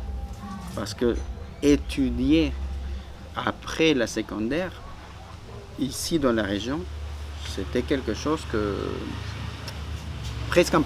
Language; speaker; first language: French; non-native, fluent; Spanish